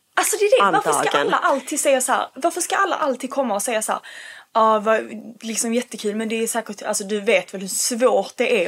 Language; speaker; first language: Swedish; early bilingual, other home language; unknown